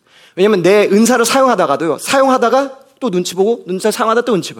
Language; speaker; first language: Korean; native; Korean